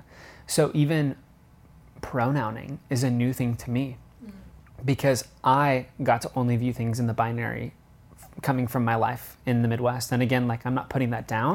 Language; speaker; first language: English; native; English